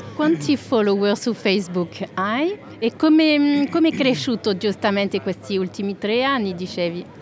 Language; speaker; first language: Italian; non-native, fluent; French